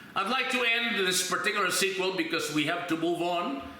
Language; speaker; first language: English; non-native, local second language; Filipino